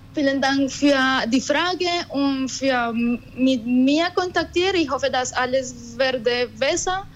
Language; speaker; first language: German; non-native, learner; Spanish